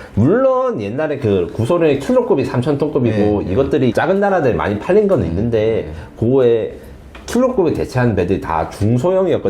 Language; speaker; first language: Korean; native; Korean